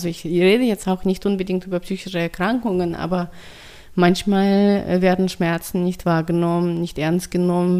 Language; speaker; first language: German; non-native, fluent; Russian